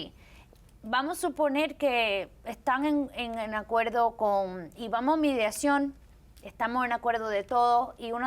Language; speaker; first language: Spanish; early bilingual, heritage; Spanish